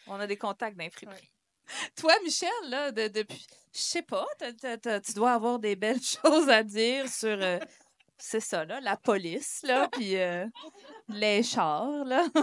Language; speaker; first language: French; native; French